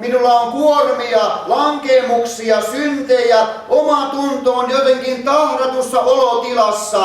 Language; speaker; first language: Finnish; native; Finnish